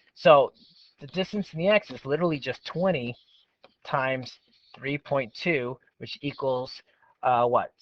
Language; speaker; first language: English; native; English